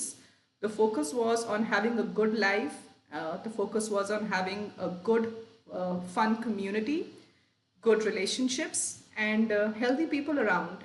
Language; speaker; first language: English; non-native, local second language; Hindi